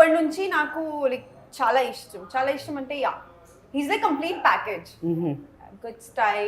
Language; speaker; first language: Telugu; non-native, fluent; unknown